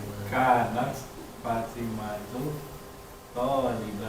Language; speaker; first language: Arabic; non-native, learner; Indonesian